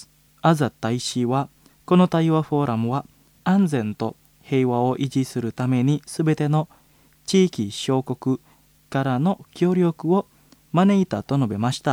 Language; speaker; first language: Japanese; non-native, fluent; Indonesian